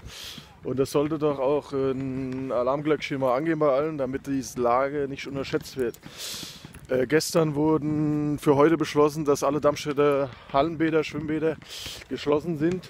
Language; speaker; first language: German; native; German